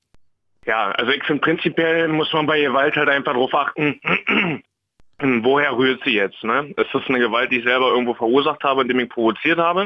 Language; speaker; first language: German; native; German